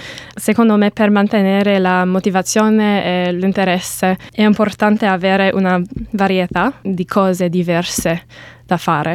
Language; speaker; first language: Italian; non-native, learner; English